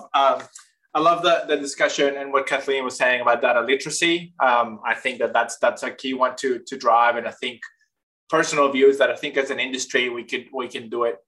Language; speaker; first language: English; non-native, fluent; Spanish